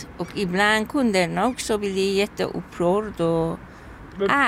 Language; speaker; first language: Swedish; non-native, learner; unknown